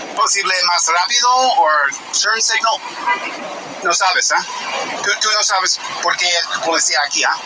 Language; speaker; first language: Spanish; non-native, learner; English